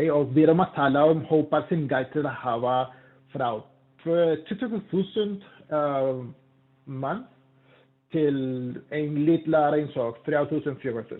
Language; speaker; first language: Icelandic; non-native, learner; Spanish